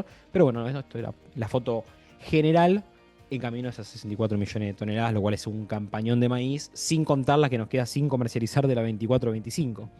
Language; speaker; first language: Spanish; native; Spanish